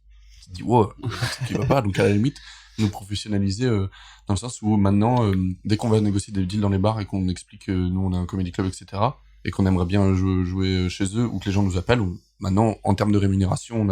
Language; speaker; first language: French; native; French